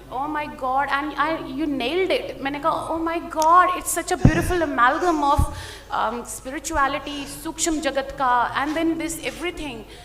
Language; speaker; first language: Hindi; native; Hindi